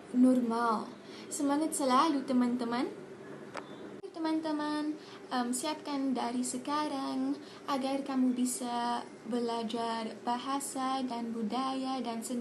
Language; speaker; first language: Indonesian; non-native, learner; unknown